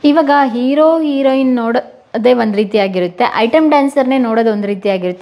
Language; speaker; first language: Kannada; native; Kannada